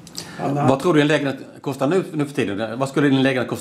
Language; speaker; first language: Swedish; native; Swedish